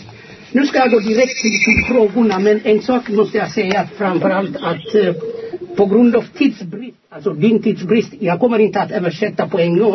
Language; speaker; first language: Swedish; non-native, fluent; Amharic